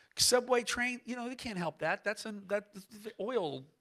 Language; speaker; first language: English; native; English